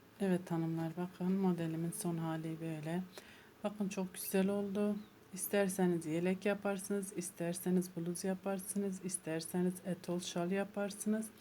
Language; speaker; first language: Turkish; native; Turkish